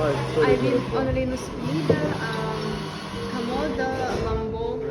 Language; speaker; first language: English; non-native, learner; Russian